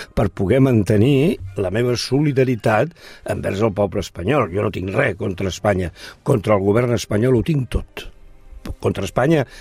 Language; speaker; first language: Catalan; non-native, local second language; Spanish